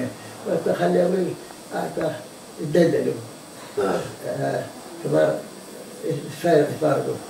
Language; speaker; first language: Hebrew; non-native, learner; Arabic